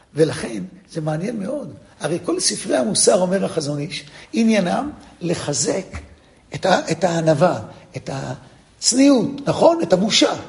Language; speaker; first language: Hebrew; non-native, fluent; English